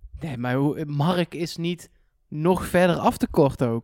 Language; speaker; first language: Dutch; native; Dutch